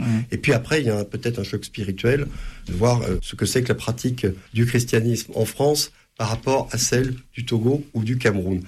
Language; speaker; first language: French; native; French